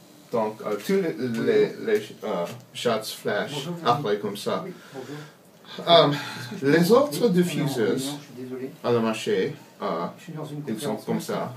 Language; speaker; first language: French; non-native, learner; English